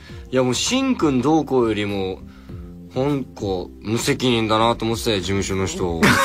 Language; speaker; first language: Japanese; native; Japanese